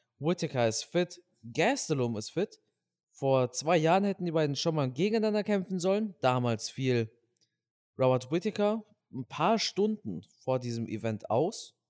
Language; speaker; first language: German; native; German